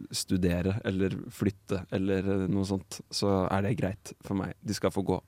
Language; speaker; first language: Norwegian; native; Norwegian